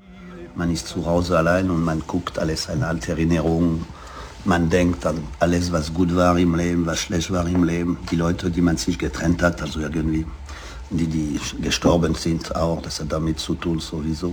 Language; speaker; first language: German; non-native, fluent; French